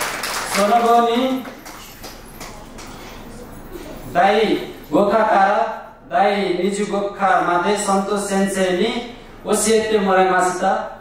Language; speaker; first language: Japanese; non-native, learner; Nepali